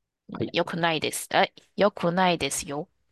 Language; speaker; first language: Japanese; non-native, learner; Chinese